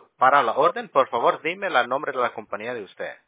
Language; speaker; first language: Spanish; early bilingual, heritage; English